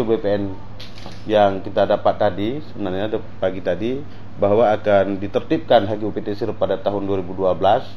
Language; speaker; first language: Indonesian; native; Indonesian